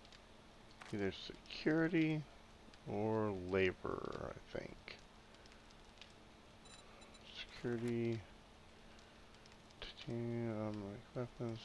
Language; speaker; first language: English; native; English